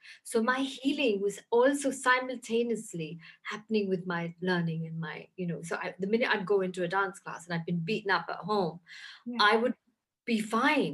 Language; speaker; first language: English; native; English